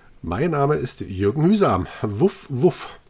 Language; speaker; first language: German; native; German